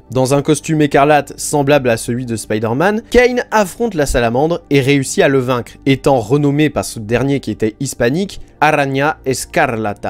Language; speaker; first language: French; native; French